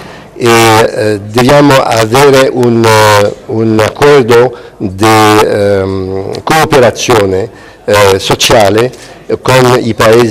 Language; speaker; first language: Italian; non-native, fluent; Spanish